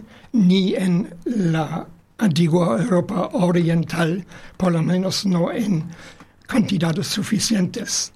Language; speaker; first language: Spanish; non-native, fluent; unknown